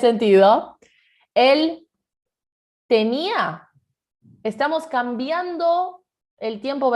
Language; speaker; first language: Spanish; non-native, fluent; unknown